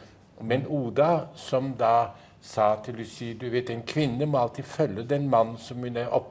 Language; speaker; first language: Norwegian; early bilingual, heritage; Norwegian